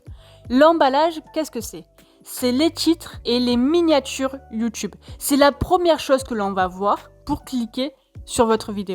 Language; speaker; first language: French; native; French